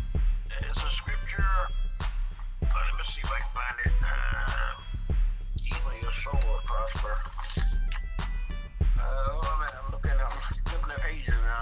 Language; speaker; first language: English; native; English